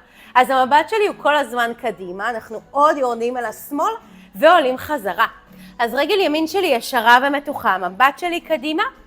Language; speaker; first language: Hebrew; native; Hebrew